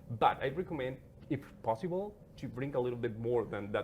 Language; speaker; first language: English; non-native, fluent; Spanish